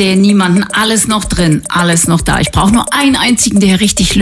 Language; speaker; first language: German; native; German